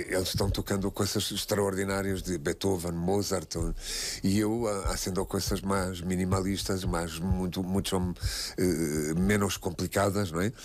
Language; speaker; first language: Spanish; non-native, fluent; Portuguese